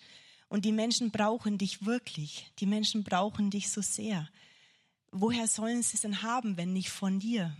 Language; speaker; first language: German; native; German